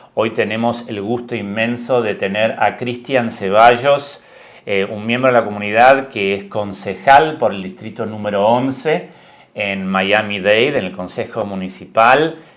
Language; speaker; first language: Spanish; native; Spanish